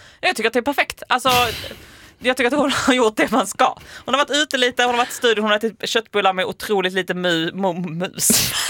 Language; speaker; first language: Swedish; native; Swedish